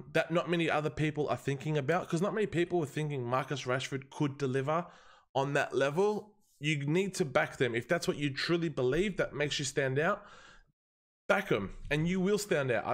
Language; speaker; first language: English; native; English